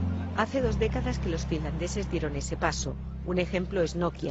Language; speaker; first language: Spanish; native; Spanish